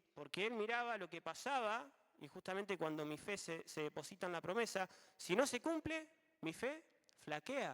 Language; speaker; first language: Spanish; native; Spanish